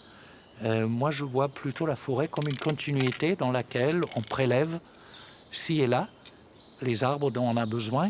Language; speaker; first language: French; native; French